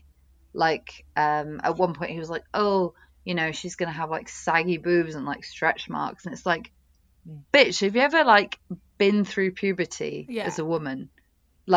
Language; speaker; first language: English; native; English